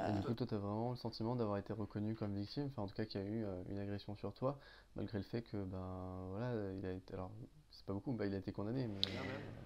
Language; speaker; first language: French; native; French